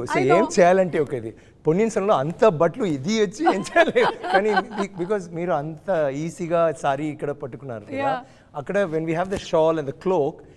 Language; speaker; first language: Telugu; non-native, learner; Tamil